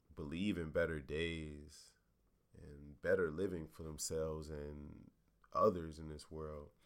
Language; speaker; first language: English; native; English